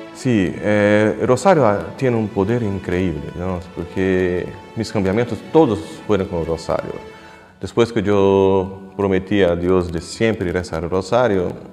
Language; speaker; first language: Spanish; non-native, fluent; Portuguese